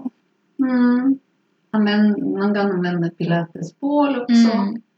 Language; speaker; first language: Swedish; non-native, fluent; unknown